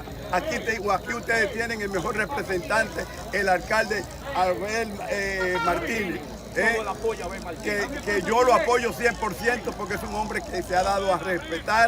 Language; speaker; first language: Spanish; native; Spanish